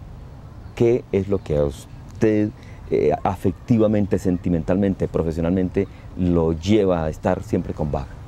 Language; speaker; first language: Spanish; native; Spanish